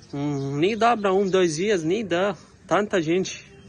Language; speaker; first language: Portuguese; non-native, fluent; Arabic